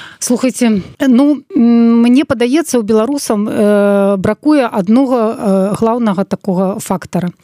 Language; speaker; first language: Belarusian; non-native, local second language; Russian